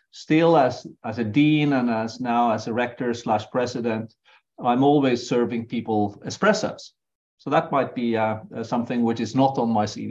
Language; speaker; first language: English; non-native, fluent; Norwegian